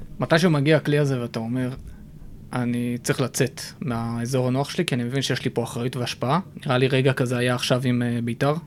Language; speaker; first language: Hebrew; native; Hebrew